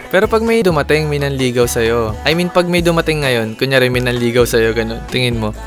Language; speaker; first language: Filipino; native; Filipino